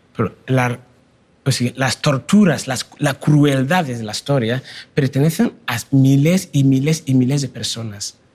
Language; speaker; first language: Spanish; non-native, fluent; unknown